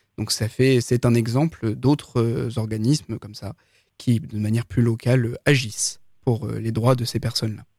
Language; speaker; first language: French; native; French